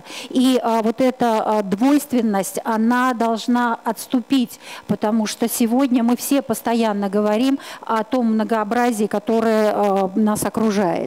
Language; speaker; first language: Russian; native; Russian